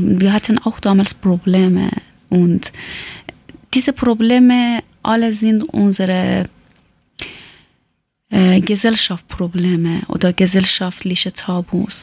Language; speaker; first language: German; non-native, learner; Persian